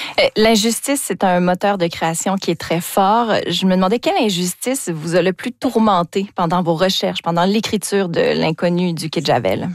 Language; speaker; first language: French; native; French